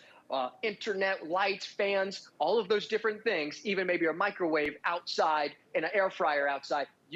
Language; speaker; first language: English; native; English